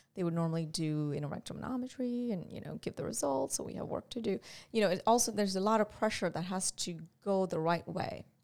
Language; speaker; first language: English; non-native, local second language; Gujarati